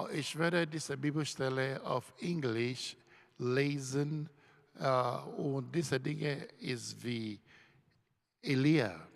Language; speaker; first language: German; non-native, learner; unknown